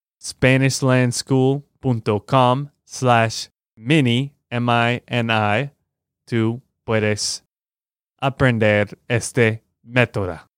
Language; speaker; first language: Spanish; non-native, learner; English